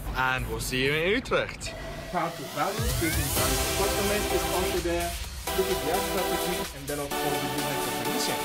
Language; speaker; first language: English; non-native, fluent; Chinese